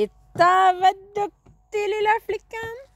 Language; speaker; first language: Swedish; non-native, learner; Filipino